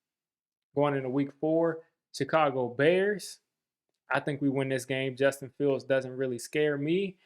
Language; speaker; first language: English; native; English